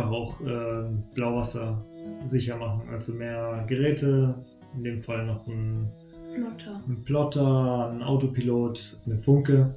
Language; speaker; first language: German; native; German